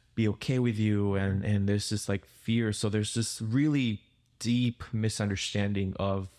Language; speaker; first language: English; non-native, fluent; Spanish